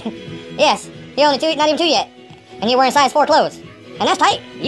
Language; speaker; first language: English; native; English